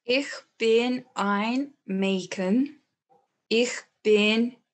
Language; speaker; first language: German; non-native, learner; English